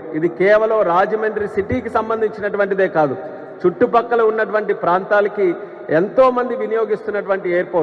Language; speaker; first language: Telugu; native; Telugu